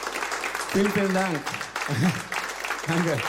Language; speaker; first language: German; non-native, learner; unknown